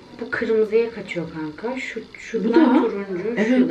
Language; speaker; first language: Turkish; native; Turkish